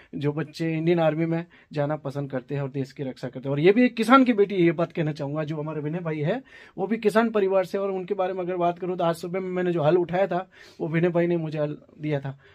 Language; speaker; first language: Hindi; non-native, local second language; Gujarati